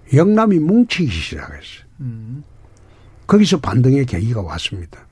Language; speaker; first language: Korean; native; Korean